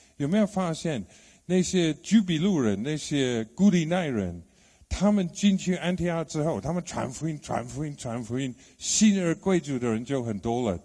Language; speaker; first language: Chinese; non-native, fluent; English